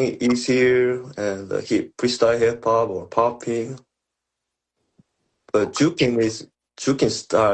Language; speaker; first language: English; non-native, learner; Korean